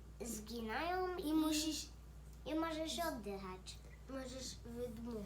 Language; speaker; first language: Polish; early bilingual, heritage; Polish